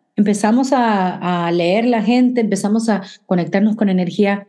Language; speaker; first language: Spanish; early bilingual, heritage; Spanish